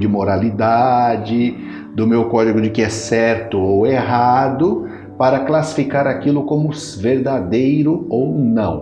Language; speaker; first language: Portuguese; native; Portuguese